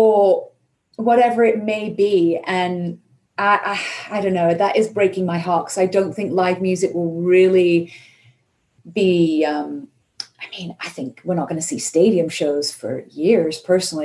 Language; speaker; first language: English; native; English